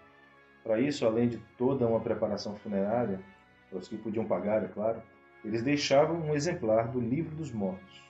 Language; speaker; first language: Portuguese; native; Portuguese